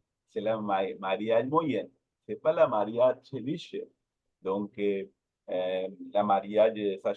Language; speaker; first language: French; non-native, learner; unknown